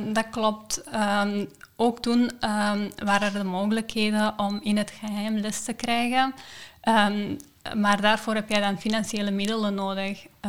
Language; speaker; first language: Dutch; non-native, fluent; Persian